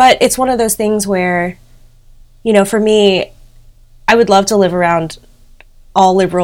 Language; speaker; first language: English; native; English